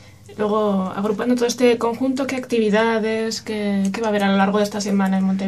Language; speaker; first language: Spanish; native; Spanish